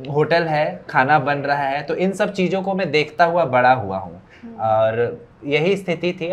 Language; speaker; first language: Hindi; native; Hindi